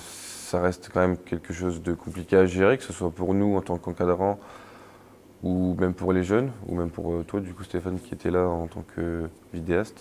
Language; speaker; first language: French; native; French